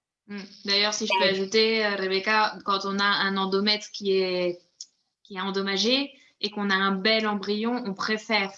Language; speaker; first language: French; native; French